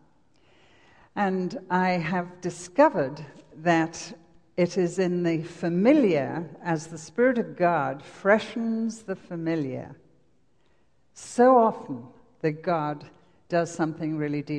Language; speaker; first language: English; native; English